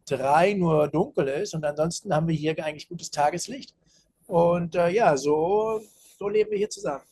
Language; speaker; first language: German; native; German